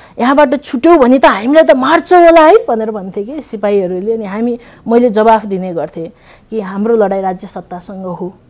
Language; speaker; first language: Nepali; native; Nepali